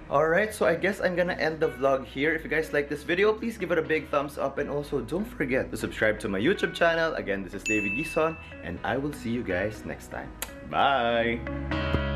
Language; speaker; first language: English; non-native, local second language; Filipino